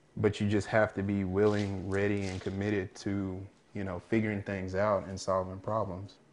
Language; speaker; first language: English; native; English